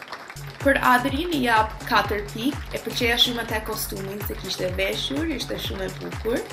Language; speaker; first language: Albanian; early bilingual, heritage; Albanian